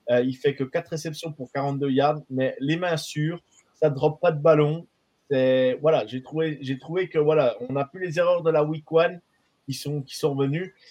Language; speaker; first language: French; native; French